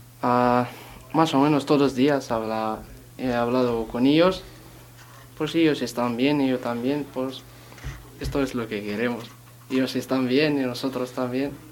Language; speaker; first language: Spanish; non-native, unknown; Berber languages